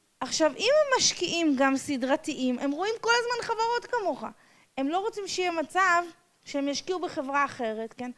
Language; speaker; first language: Hebrew; non-native, fluent; English